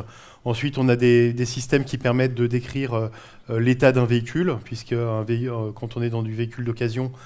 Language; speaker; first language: French; native; French